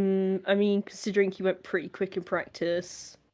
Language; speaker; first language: English; native; English